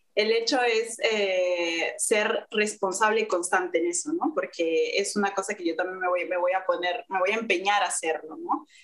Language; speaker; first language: Spanish; native; Spanish